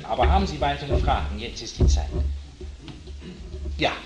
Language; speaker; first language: German; non-native, fluent; English